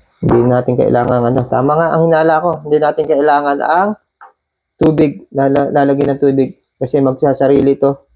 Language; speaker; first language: Filipino; native; Filipino